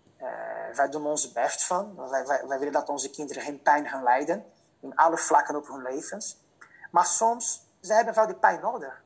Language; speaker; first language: Dutch; non-native, fluent; Portuguese